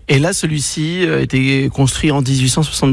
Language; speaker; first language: French; native; French